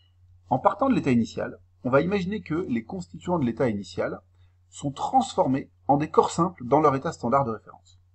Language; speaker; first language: French; native; French